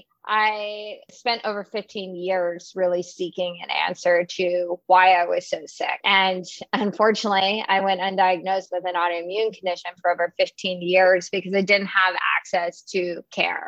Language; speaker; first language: English; native; English